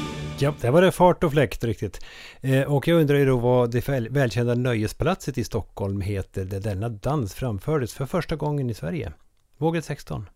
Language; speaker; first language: Swedish; native; Swedish